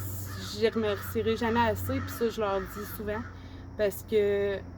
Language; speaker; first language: French; native; French